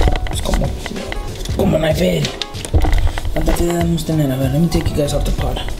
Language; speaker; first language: Spanish; early bilingual, heritage; Spanish